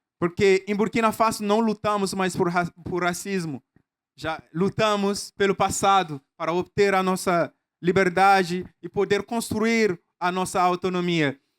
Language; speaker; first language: Portuguese; non-native, fluent; Mossi